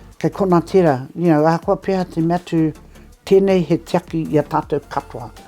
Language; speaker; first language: Māori; native; Māori